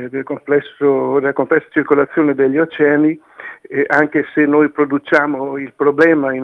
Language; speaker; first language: Italian; native; Italian